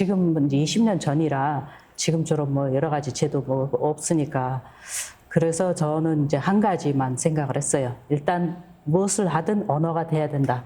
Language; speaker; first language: Korean; non-native, fluent; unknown